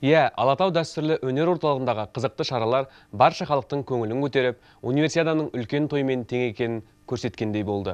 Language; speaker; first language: Kazakh; native; Kazakh